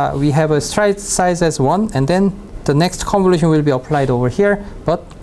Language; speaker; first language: English; non-native, fluent; Korean